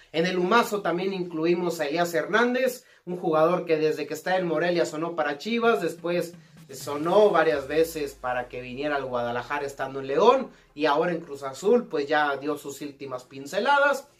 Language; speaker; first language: Spanish; native; Spanish